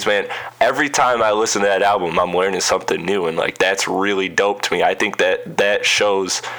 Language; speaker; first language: English; native; English